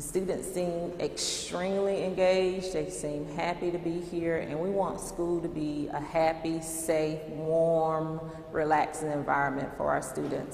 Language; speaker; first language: English; native; English